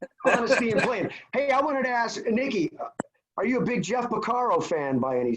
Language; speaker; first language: English; native; English